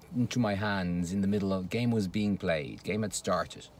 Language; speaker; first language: English; native; English